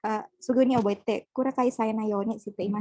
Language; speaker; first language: Japanese; non-native, learner; Indonesian